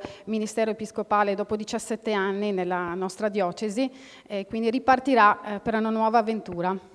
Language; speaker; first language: Italian; native; Italian